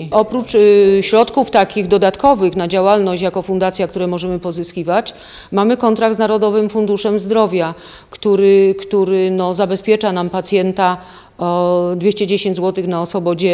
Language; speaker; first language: Polish; native; Polish